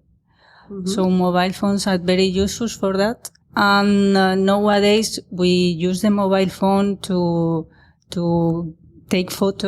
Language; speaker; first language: English; non-native, learner; Spanish